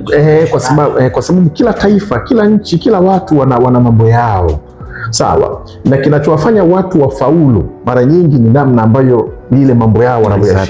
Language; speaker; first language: Swahili; native; Swahili